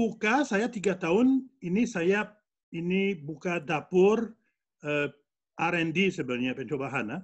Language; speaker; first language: Indonesian; non-native, fluent; French